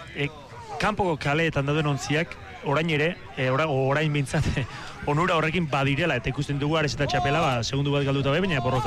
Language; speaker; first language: Basque; native; Basque